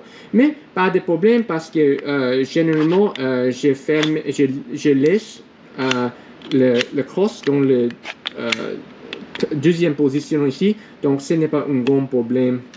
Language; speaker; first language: French; non-native, learner; English